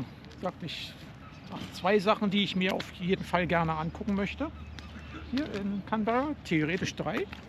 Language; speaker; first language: German; native; German